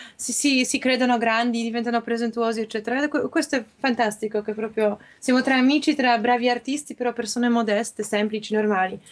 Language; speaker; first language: Italian; non-native, fluent; Polish